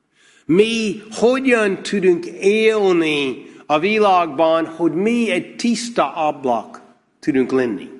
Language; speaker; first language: Hungarian; non-native, fluent; English